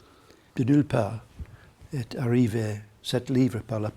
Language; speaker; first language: French; non-native, learner; English